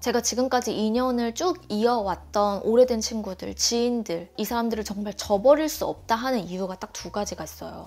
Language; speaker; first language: Korean; native; Korean